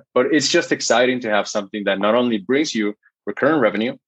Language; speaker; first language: English; non-native, fluent; Spanish